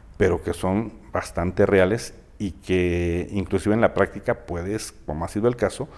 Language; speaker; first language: Spanish; native; Spanish